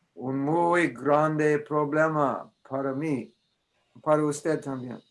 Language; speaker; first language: Spanish; non-native, learner; English